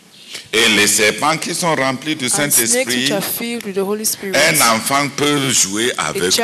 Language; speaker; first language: French; non-native, local second language; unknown